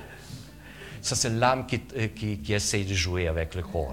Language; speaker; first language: French; non-native, fluent; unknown